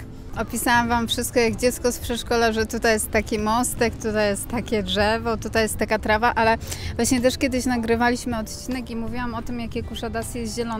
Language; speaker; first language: Polish; native; Polish